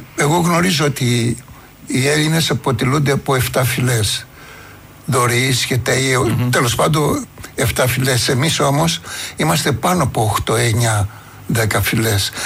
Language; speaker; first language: Greek; non-native, fluent; Arabic